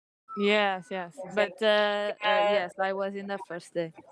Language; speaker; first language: English; non-native, learner; Portuguese